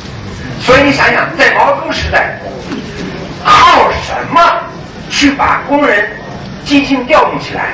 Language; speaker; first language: Chinese; early bilingual, other home language; English